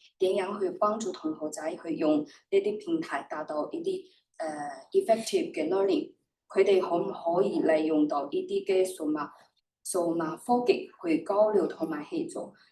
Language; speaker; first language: Cantonese; non-native, fluent; Chinese